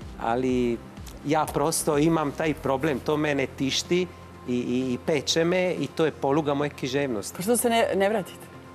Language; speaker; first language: Bosnian; non-native, fluent; Italian